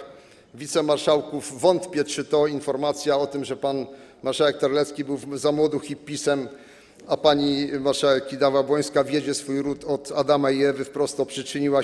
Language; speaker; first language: Polish; native; Polish